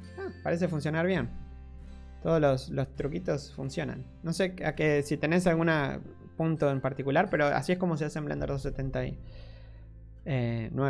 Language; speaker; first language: Spanish; native; Spanish